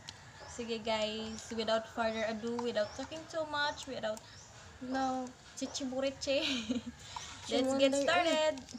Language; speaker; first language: English; non-native, local second language; Cebuano